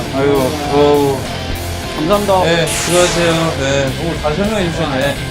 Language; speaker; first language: Korean; non-native, fluent; French